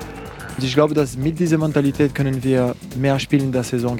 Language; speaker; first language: German; non-native, fluent; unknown